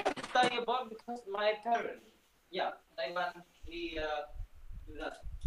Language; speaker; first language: English; non-native, learner; Vietnamese